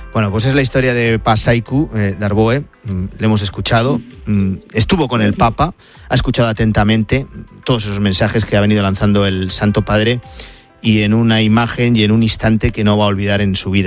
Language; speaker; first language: Spanish; native; Spanish